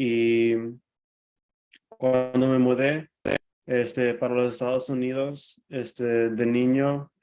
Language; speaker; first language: Spanish; early bilingual, other home language; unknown